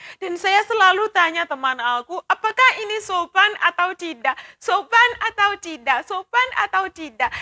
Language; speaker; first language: Indonesian; non-native, fluent; Shona